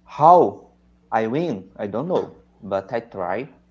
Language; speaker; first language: English; non-native, learner; Portuguese